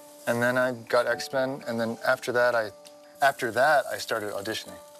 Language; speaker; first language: English; native; English